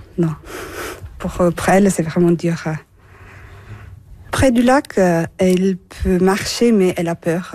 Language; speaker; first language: French; non-native, fluent; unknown